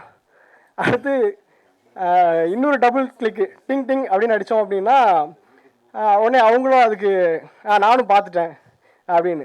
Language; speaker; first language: Tamil; native; Tamil